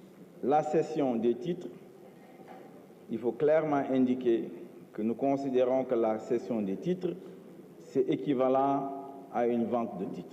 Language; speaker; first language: French; non-native, local second language; Wolof